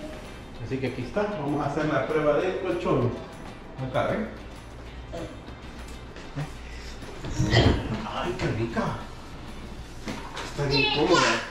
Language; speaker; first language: Spanish; native; Spanish